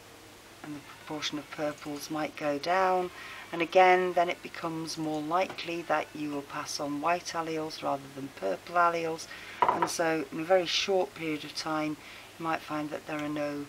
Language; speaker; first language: English; native; English